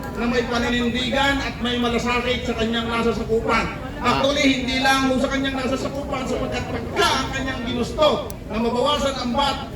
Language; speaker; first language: Filipino; native; Filipino